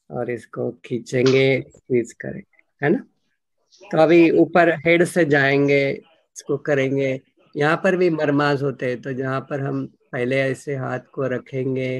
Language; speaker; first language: Hindi; non-native, local second language; Marathi